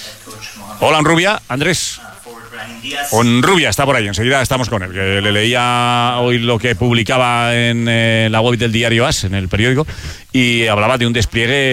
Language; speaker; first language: Spanish; native; Spanish